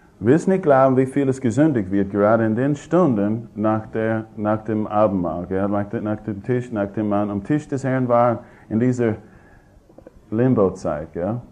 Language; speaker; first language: German; non-native, fluent; English